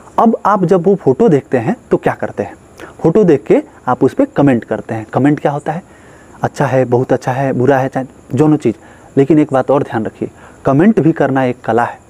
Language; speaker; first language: Hindi; native; Hindi